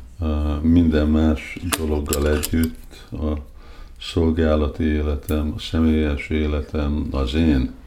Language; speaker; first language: Hungarian; early bilingual, heritage; Hungarian